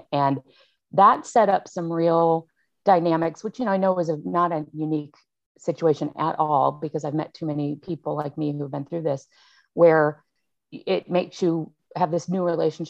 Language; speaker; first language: English; native; English